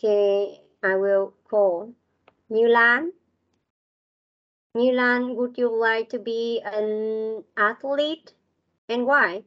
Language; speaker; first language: English; non-native, learner; Vietnamese